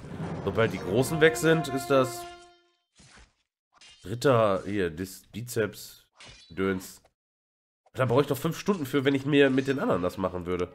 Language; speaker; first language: German; native; German